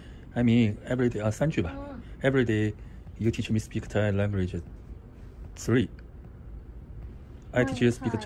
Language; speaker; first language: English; non-native, learner; Chinese